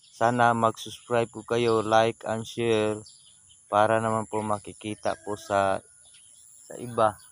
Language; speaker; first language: Filipino; non-native, local second language; Cebuano